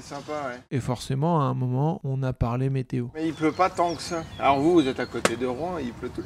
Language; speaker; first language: French; native; French